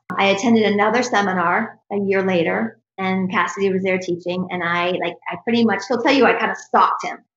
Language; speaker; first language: English; native; English